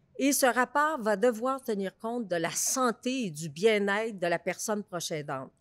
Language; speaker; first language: French; native; French